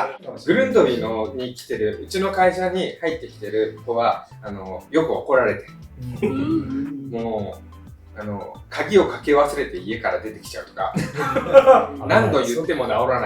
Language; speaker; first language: Japanese; native; Japanese